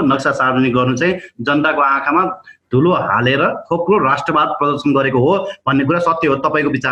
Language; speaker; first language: Nepali; native; Nepali